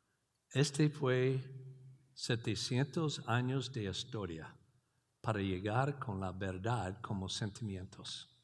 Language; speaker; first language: Spanish; non-native, learner; English